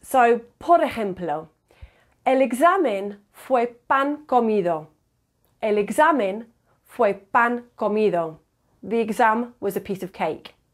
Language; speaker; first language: Spanish; non-native, fluent; English